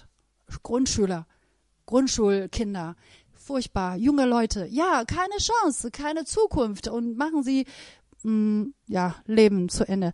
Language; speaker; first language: German; non-native, fluent; Persian